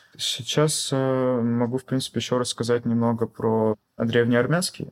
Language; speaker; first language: Russian; early bilingual, other home language; Armenian